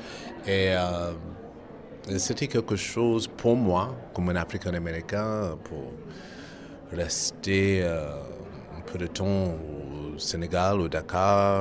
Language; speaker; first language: French; non-native, fluent; English